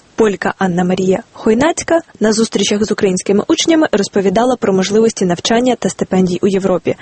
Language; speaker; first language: Ukrainian; native; Ukrainian